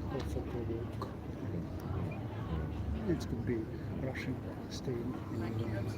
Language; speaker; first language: English; non-native, learner; Ukrainian